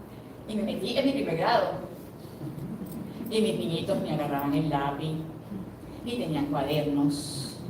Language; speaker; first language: Spanish; native; Spanish